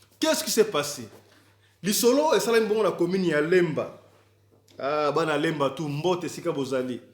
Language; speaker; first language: Lingala; native; Lingala